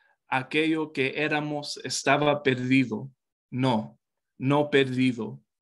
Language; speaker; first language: Spanish; early bilingual, heritage; Spanish